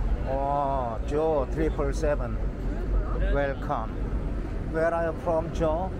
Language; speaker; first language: English; non-native, learner; Korean